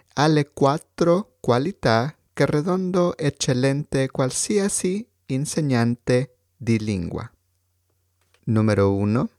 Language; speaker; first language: Italian; non-native, fluent; Spanish